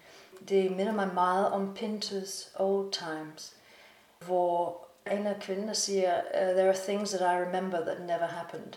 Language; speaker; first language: Danish; non-native, fluent; English